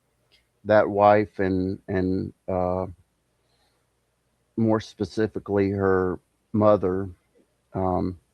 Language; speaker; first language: English; native; English